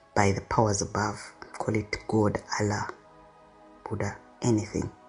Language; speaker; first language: English; non-native, local second language; Ganda